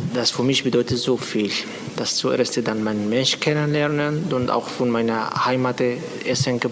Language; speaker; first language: German; non-native, learner; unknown